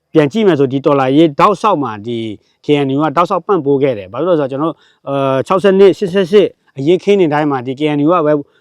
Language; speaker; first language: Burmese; non-native, local second language; S'gaw Karen